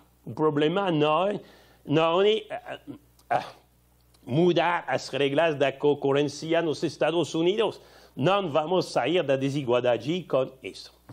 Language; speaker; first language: Portuguese; non-native, learner; French